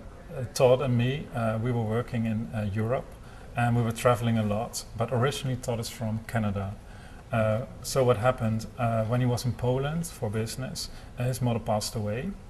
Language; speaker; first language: English; non-native, fluent; Dutch